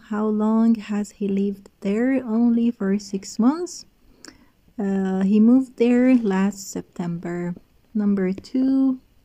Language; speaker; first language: English; non-native, fluent; Persian